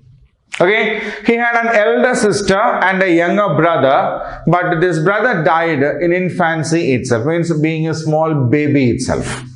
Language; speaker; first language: English; non-native, local second language; Telugu